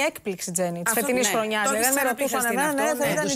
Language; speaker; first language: Greek; native; Greek